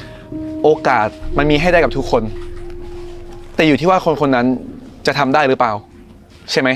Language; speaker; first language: Thai; native; Thai